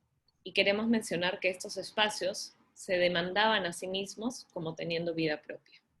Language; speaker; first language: Spanish; native; Spanish